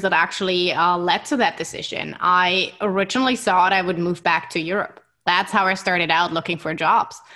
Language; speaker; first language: English; non-native, fluent; German